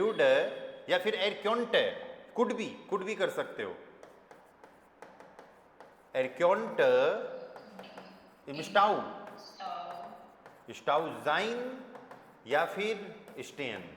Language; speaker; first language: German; non-native, fluent; Hindi